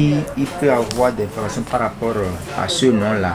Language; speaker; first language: French; non-native, local second language; Fon